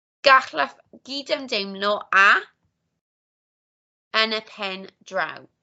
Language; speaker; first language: Welsh; non-native, local second language; English